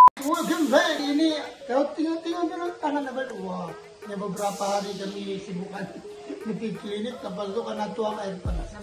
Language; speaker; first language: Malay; non-native, local second language; Filipino